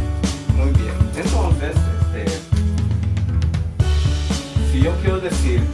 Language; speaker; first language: Spanish; non-native, local second language; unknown